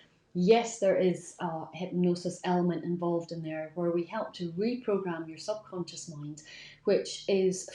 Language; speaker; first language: English; native; English